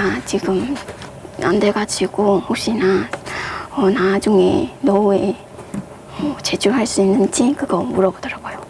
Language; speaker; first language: Korean; non-native, fluent; Vietnamese